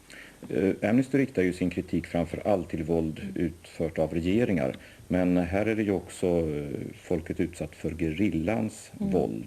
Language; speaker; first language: Swedish; native; Swedish